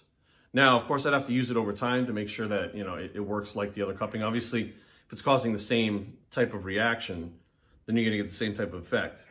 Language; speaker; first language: English; native; English